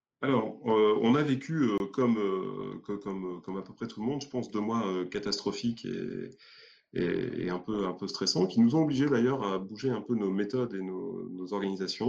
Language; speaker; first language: French; native; French